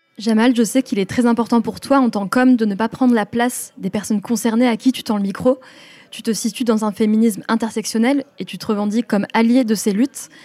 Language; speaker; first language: French; early bilingual, other home language; Arabic